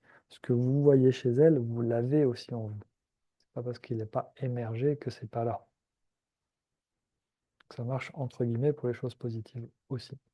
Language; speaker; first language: French; native; French